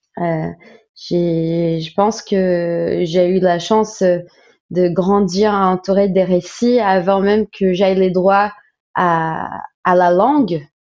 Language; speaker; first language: French; non-native, fluent; Portuguese